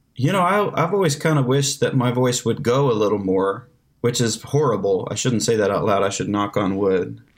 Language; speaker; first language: English; native; English